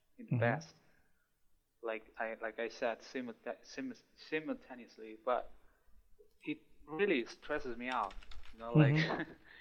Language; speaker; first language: English; non-native, fluent; Spanish